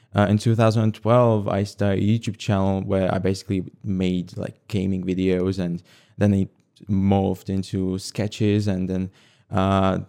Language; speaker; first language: English; non-native, fluent; Slovak